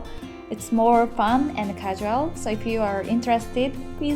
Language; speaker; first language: English; non-native, fluent; Japanese